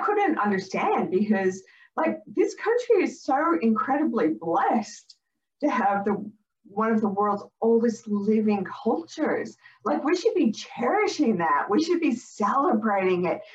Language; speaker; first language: English; native; English